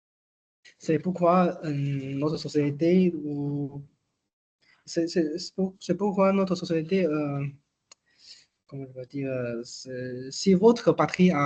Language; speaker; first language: French; non-native, learner; Chinese